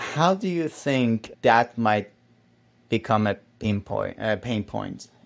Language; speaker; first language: English; non-native, fluent; Persian